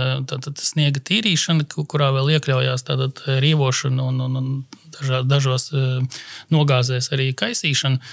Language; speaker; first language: Latvian; native; Latvian